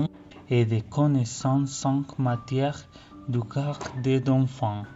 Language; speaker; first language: French; non-native, fluent; Spanish